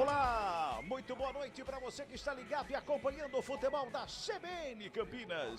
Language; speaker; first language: Portuguese; native; Portuguese